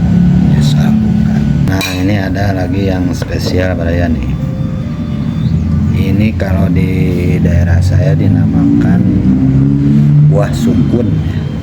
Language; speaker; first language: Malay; non-native, local second language; Sundanese